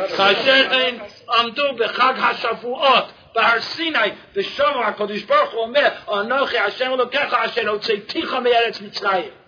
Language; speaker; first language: Hebrew; non-native, fluent; English